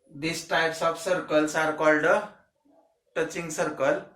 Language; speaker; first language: English; non-native, local second language; Marathi